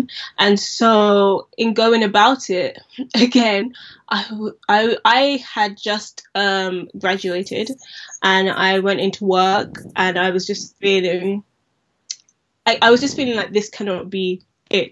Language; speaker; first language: English; native; English